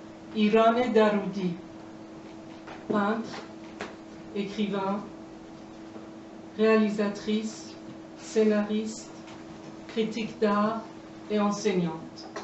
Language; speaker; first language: French; non-native, fluent; Persian